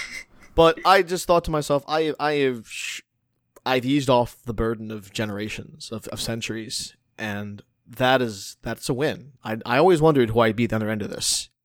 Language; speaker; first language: English; early bilingual, other home language; Hindi